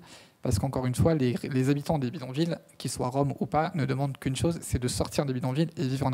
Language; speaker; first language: French; native; French